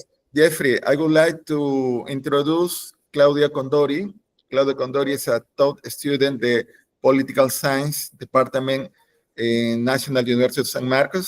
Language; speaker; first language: English; non-native, learner; Spanish